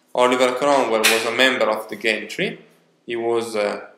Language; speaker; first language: English; non-native, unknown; Italian